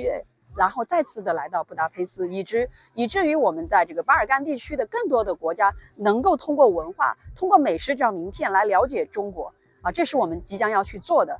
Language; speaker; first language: Chinese; native; Chinese